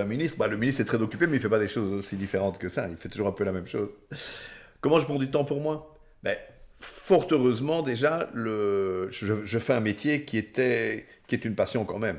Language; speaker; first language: French; native; French